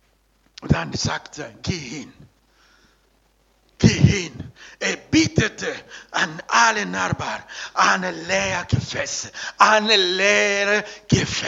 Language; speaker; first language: German; non-native, learner; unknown